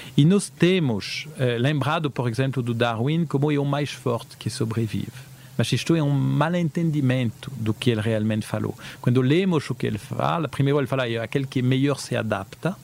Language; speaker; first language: Portuguese; early bilingual, heritage; Portuguese